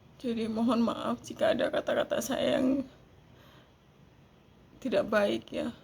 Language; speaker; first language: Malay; non-native, local second language; Javanese